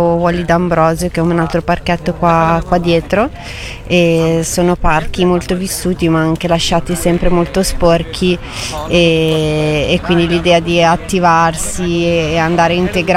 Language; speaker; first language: Italian; native; Italian